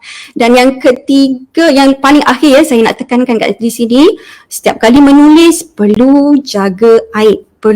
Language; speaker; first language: Malay; native; Malay